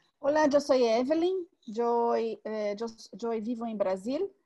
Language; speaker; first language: Portuguese; non-native, learner; Spanish